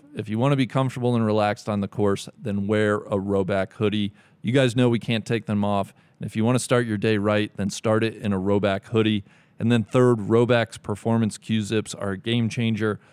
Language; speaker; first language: English; native; English